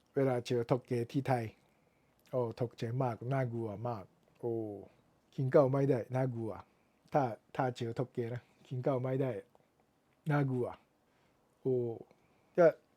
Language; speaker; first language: Thai; non-native, learner; Japanese